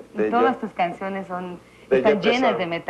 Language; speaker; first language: Spanish; native; Spanish